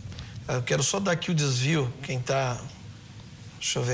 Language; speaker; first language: Portuguese; native; Portuguese